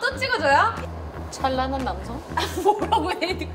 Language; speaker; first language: Korean; native; Korean